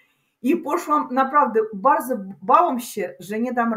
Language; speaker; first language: Polish; non-native, learner; Russian